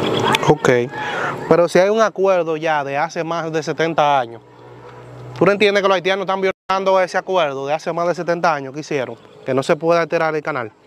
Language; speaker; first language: Spanish; native; Spanish